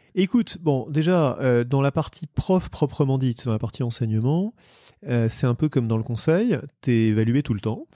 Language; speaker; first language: French; native; French